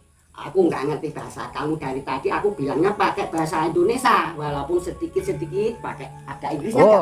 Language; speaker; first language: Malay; non-native, local second language; Javanese